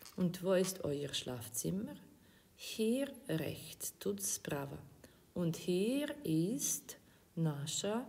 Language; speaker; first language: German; non-native, fluent; Ukrainian